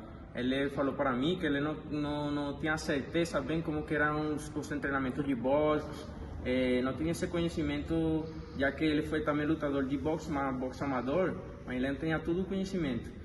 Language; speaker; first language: Portuguese; non-native, fluent; Spanish